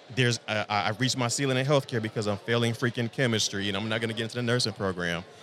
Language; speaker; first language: English; native; English